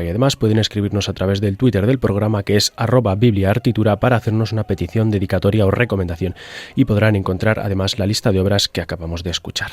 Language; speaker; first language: Spanish; native; Spanish